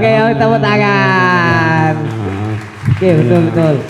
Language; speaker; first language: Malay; non-native, local second language; Javanese